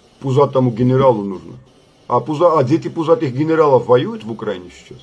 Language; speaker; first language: Russian; non-native, local second language; Georgian